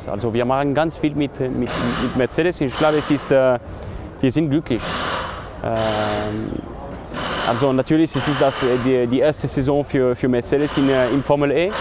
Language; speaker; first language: German; non-native, local second language; French